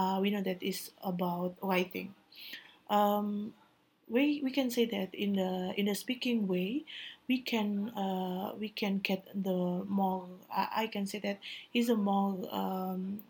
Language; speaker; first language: English; non-native, learner; Indonesian